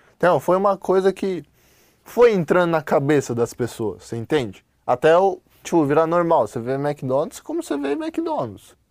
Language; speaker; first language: Portuguese; non-native, fluent; Chinese